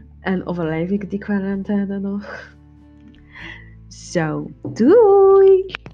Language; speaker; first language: Dutch; non-native, learner; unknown